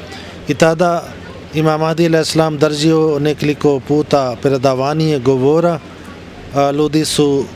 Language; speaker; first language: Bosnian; non-native, learner; Urdu